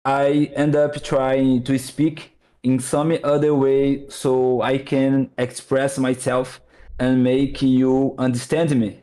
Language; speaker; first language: English; non-native, learner; Portuguese